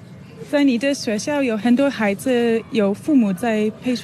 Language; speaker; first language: Chinese; non-native, learner; English